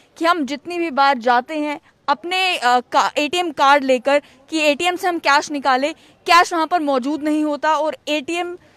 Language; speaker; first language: Hindi; native; Hindi